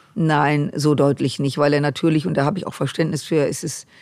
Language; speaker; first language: German; native; German